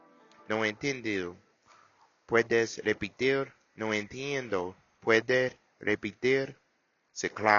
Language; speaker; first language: Spanish; non-native, learner; English